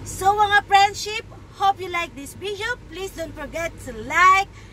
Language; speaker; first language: English; non-native, local second language; Filipino